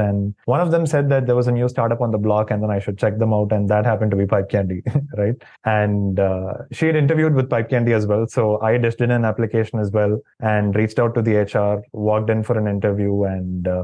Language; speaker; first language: English; non-native, local second language; Tamil